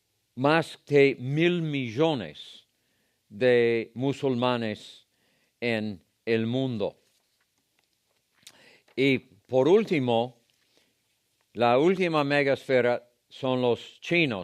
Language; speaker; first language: Spanish; non-native, fluent; English